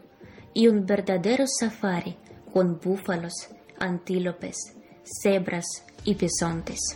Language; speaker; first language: Spanish; non-native, fluent; Ukrainian